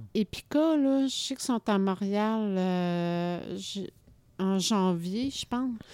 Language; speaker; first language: French; native; French